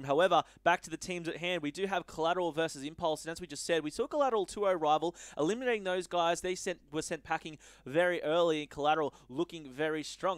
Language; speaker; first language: English; native; English